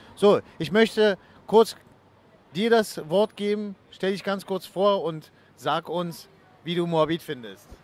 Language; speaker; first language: German; early bilingual, other home language; Turkish